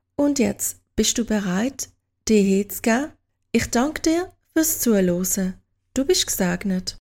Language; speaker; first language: German; native; German